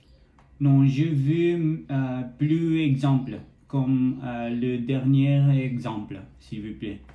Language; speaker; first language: French; non-native, learner; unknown